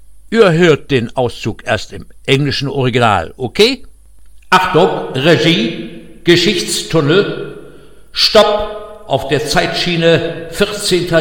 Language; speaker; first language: German; native; German